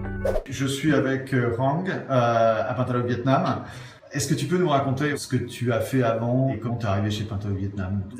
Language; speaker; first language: French; native; French